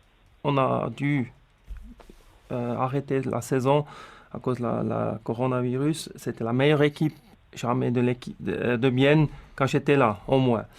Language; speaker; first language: French; non-native, local second language; Swiss German